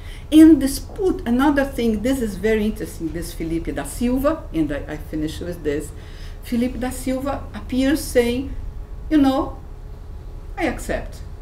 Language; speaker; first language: English; non-native, fluent; Portuguese